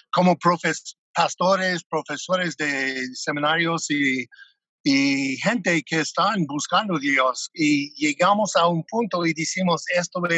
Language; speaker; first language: Spanish; non-native, fluent; English